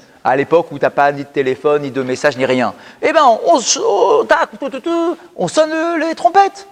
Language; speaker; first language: French; native; French